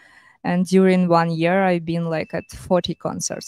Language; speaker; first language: English; non-native, fluent; Russian